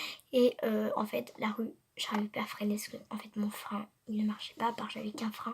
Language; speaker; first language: French; native; French